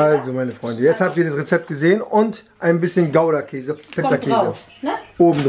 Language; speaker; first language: German; early bilingual, other home language; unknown